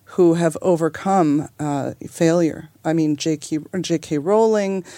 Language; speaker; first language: English; native; English